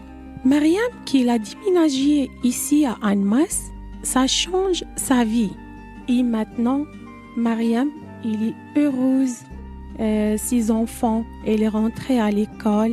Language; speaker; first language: French; non-native, learner; Arabic